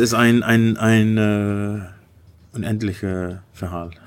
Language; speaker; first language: German; non-native, learner; Dutch